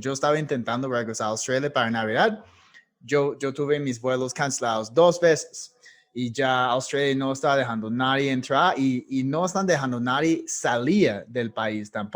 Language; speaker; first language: Spanish; non-native, fluent; English